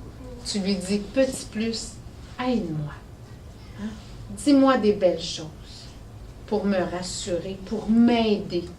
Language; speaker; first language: French; native; French